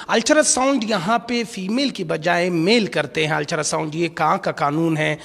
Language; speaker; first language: Urdu; non-native, local second language; Pashto